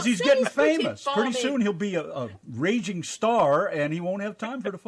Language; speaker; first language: English; native; English